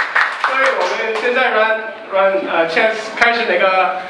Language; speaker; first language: Chinese; non-native, fluent; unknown